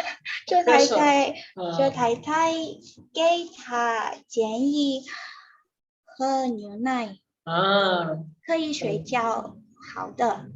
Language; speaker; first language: Chinese; non-native, learner; Indonesian